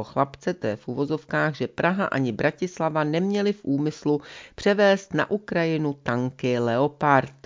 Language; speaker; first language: Czech; native; Czech